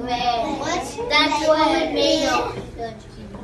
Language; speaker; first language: Chinese; non-native, learner; English